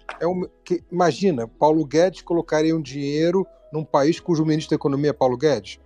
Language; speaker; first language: Portuguese; native; Portuguese